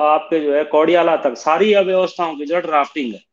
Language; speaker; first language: Hindi; native; Hindi